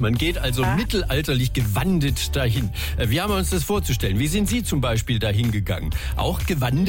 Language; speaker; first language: German; native; German